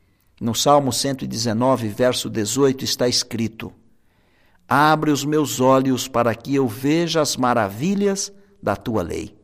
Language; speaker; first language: Portuguese; native; Portuguese